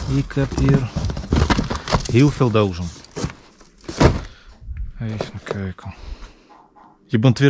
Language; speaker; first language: Dutch; non-native, fluent; Russian